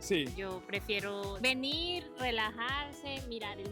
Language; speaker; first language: Spanish; native; Spanish